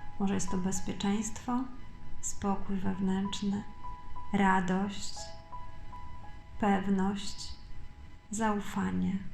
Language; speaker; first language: Polish; native; Polish